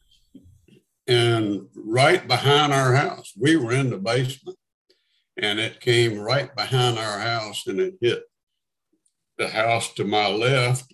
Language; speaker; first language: English; native; English